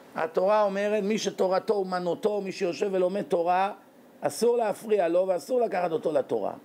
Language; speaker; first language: Hebrew; native; Hebrew